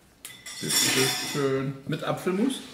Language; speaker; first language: German; native; German